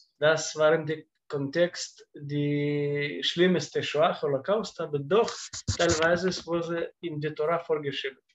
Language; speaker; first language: German; non-native, fluent; Russian